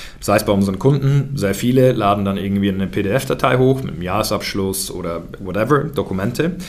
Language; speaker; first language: German; early bilingual, heritage; German